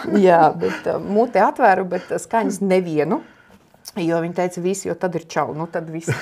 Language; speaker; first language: Latvian; non-native, local second language; Russian